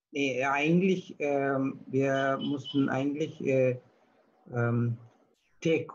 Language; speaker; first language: German; non-native, learner; Tamil